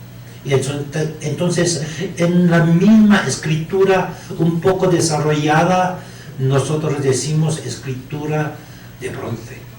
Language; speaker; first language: Spanish; non-native, learner; Chinese